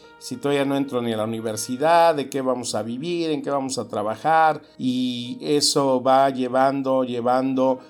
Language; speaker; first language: Spanish; native; Spanish